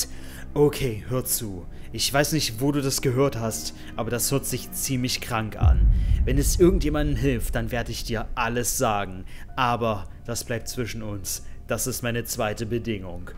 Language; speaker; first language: German; native; German